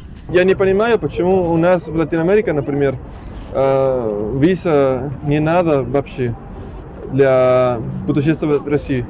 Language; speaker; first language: Russian; non-native, learner; Spanish